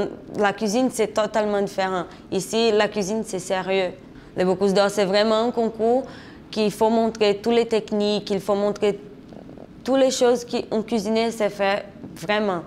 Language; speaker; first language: French; non-native, fluent; Portuguese